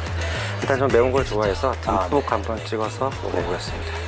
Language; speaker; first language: Korean; native; Korean